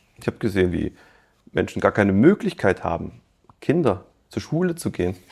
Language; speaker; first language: German; native; German